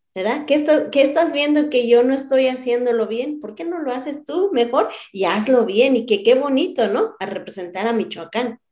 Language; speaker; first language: Spanish; non-native, local second language; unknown